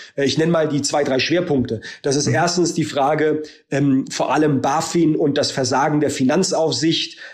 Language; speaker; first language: German; native; German